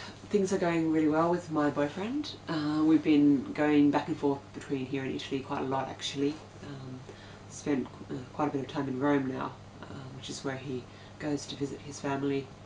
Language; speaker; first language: English; native; English